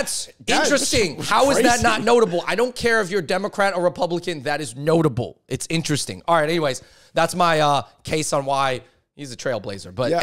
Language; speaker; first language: English; native; English